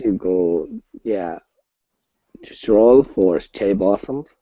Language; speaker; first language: English; non-native, learner; Japanese